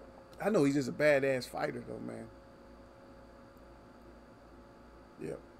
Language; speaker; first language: English; native; English